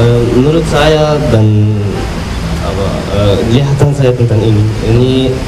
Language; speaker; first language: Indonesian; non-native, fluent; Arabic